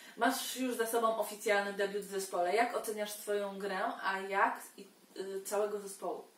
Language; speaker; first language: Polish; native; Polish